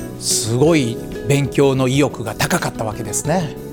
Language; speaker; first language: Japanese; native; Japanese